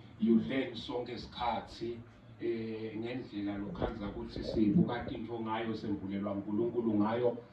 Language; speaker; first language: Zulu; non-native, local second language; Swati